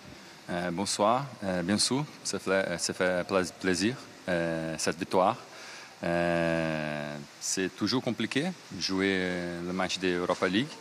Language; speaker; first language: French; non-native, learner; Portuguese